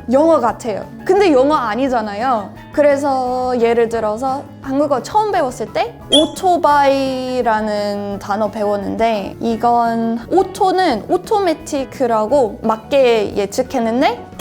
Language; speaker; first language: Korean; non-native, fluent; English